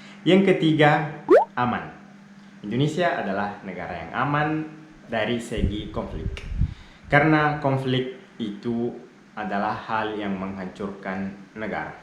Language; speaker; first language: Indonesian; non-native, fluent; Arabic